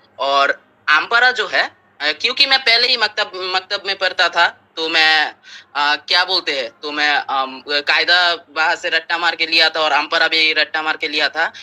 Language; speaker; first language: Hindi; non-native, fluent; Bangla